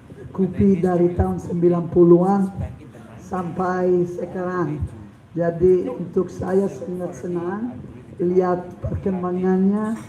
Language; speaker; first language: Indonesian; non-native, fluent; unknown